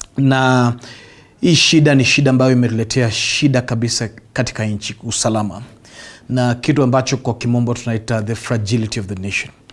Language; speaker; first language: Swahili; non-native, local second language; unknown